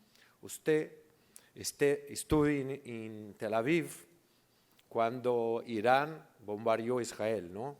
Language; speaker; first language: Spanish; non-native, learner; Portuguese